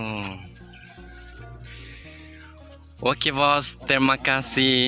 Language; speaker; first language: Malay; non-native, learner; Bangla